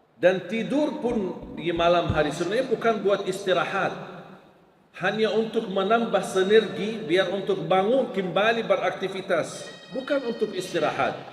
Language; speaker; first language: Malay; non-native, fluent; Arabic